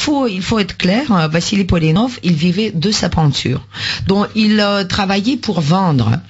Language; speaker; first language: French; non-native, fluent; Russian